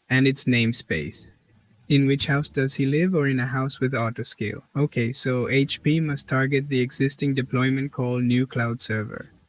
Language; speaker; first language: English; non-native, learner; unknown